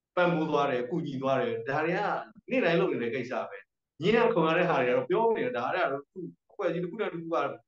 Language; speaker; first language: Burmese; non-native, local second language; S'gaw Karen